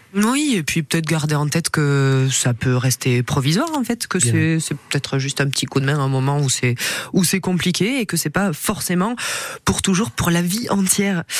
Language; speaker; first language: French; native; French